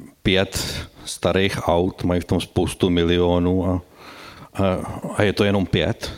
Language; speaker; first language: Czech; native; Czech